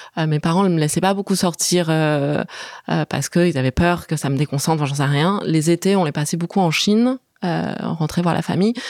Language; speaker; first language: French; early bilingual, other home language; Chinese